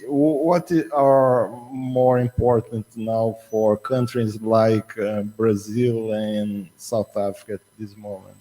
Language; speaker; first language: English; non-native, fluent; Portuguese